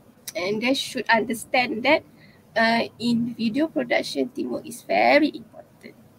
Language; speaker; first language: English; non-native, local second language; Malay